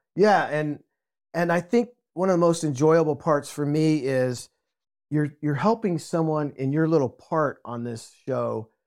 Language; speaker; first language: English; native; English